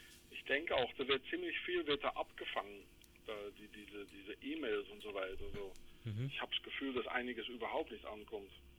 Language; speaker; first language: German; non-native, fluent; English